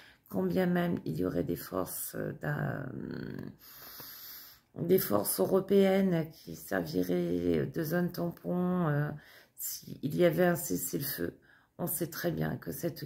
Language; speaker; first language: French; native; French